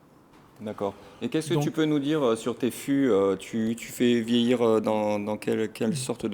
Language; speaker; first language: French; native; French